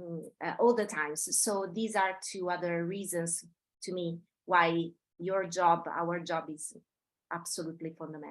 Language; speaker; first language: English; non-native, fluent; Italian